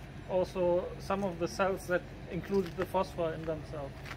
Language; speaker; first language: English; non-native, fluent; German